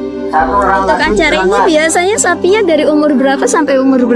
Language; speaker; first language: Indonesian; native; Indonesian